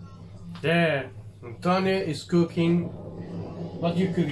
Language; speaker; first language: English; non-native, fluent; Portuguese